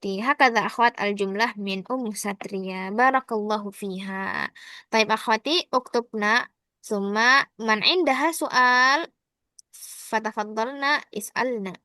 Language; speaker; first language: Arabic; non-native, fluent; Indonesian